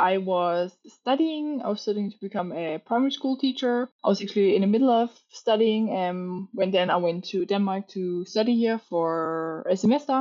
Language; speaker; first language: English; non-native, fluent; German